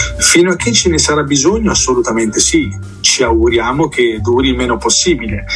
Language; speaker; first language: Italian; early bilingual, other home language; Persian